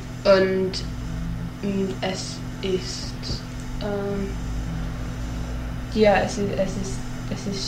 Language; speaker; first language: German; non-native, learner; English